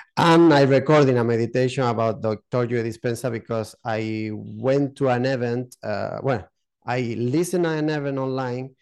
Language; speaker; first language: English; non-native, learner; Spanish